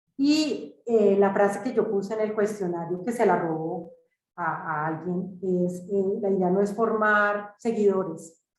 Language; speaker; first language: Spanish; native; Spanish